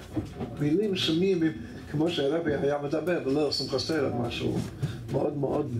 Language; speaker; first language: Hebrew; non-native, fluent; English